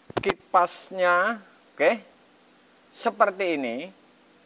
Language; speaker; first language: Indonesian; native; Indonesian